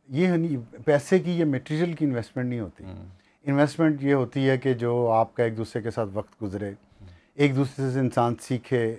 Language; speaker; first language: Urdu; non-native, local second language; Punjabi